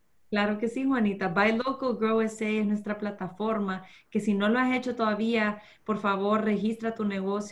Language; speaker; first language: Spanish; early bilingual, heritage; Spanish